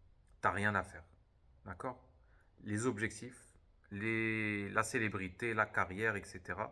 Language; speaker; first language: French; native; French